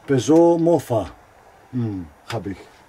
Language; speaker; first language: German; non-native, learner; Greek